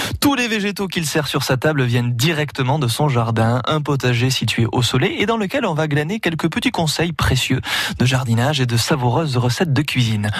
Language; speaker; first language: French; native; French